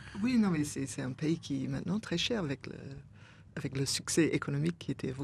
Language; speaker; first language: French; non-native, fluent; English